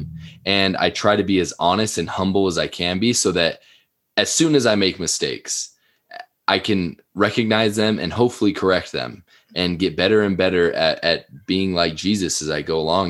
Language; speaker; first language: English; native; English